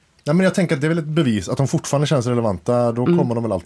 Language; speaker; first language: Swedish; native; Swedish